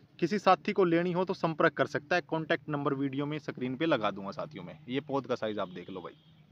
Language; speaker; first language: Hindi; native; Hindi